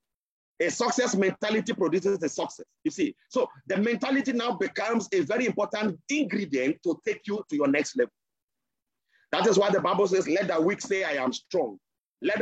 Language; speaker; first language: English; non-native, local second language; Yoruba